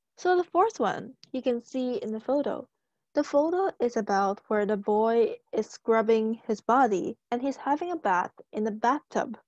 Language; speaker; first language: English; non-native, local second language; Chinese